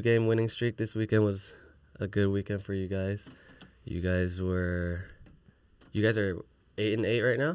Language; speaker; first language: English; early bilingual, other home language; Chinese